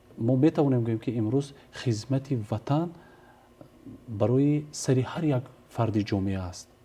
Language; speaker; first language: Tajik; native; Tajik